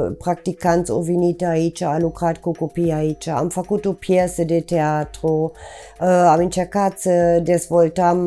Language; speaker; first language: Romanian; non-native, fluent; German